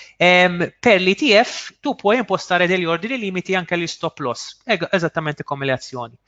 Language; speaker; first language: Italian; non-native, fluent; Maltese